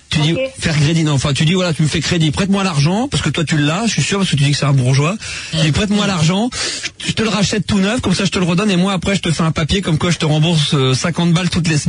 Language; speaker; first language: French; native; French